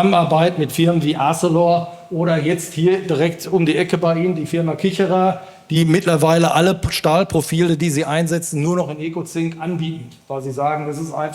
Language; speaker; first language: German; native; German